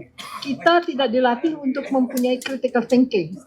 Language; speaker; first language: Indonesian; native; Indonesian